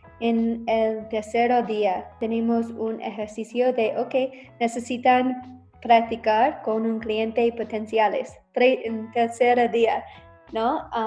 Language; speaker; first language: Spanish; non-native, learner; English